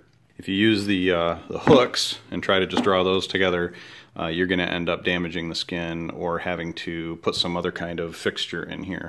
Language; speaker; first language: English; native; English